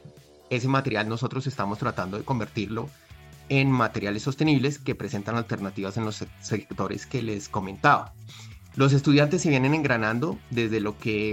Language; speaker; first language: Spanish; native; Spanish